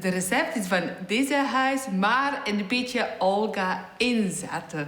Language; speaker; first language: Dutch; non-native, learner; Polish